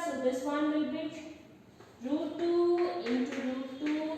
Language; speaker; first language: English; non-native, local second language; Hindi